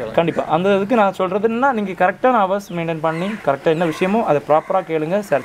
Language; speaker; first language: Tamil; native; Tamil